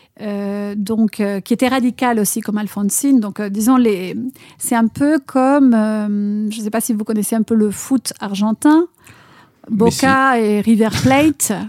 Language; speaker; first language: French; non-native, fluent; Spanish